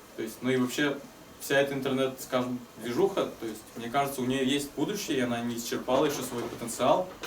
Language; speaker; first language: Russian; native; Russian